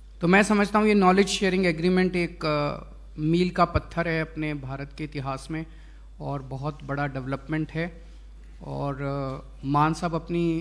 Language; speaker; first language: Hindi; native; Hindi